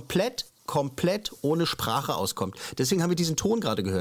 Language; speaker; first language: German; native; German